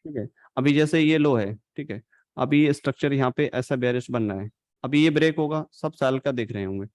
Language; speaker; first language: Hindi; native; Hindi